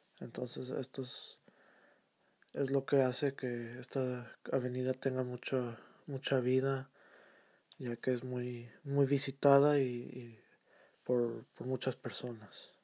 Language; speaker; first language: Spanish; early bilingual, heritage; Spanish